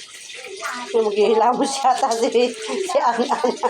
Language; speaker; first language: Filipino; native; Filipino